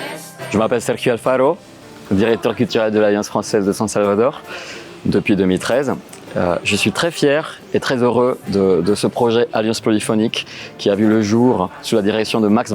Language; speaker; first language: French; non-native, fluent; Spanish